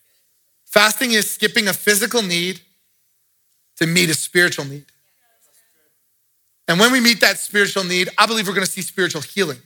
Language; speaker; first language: English; native; English